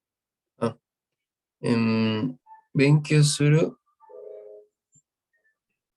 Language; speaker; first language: Japanese; non-native, learner; Spanish